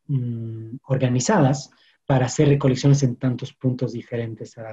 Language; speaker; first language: Spanish; non-native, fluent; French